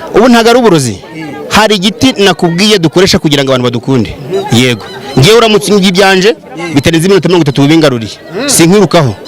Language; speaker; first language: Kinyarwanda; native; Kinyarwanda